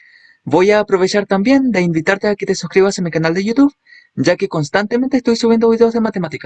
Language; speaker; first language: Spanish; native; Spanish